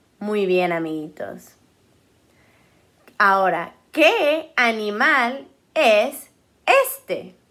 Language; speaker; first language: Spanish; early bilingual, heritage; Spanish